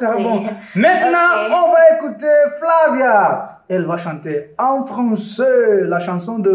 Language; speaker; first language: French; non-native, fluent; Portuguese